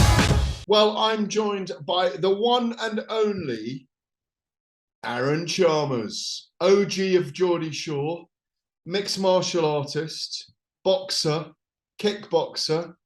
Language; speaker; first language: English; native; English